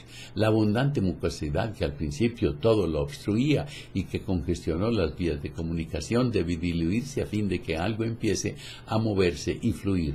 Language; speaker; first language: Spanish; native; Spanish